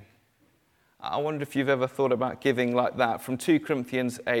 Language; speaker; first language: English; native; English